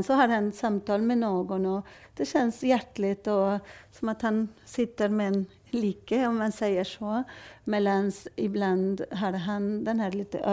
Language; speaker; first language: Swedish; non-native, fluent; Spanish